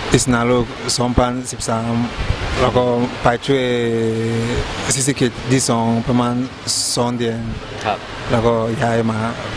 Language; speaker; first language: Thai; non-native, learner; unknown